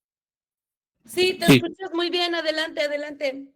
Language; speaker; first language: Spanish; native; Spanish